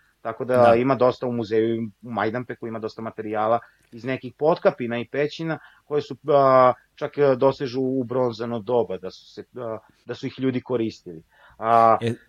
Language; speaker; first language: Serbian; native; Serbian